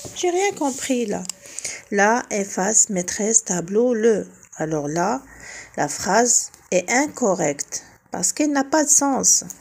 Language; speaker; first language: French; non-native, local second language; Arabic